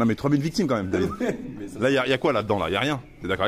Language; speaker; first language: French; native; French